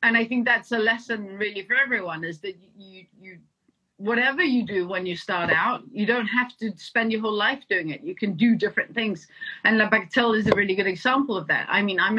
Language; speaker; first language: English; non-native, fluent; Danish